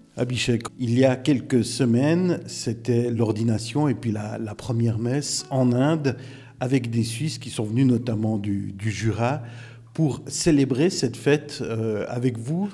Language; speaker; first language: French; native; French